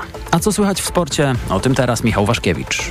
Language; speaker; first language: Polish; native; Polish